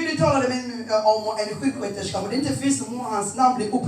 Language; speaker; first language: Swedish; non-native, fluent; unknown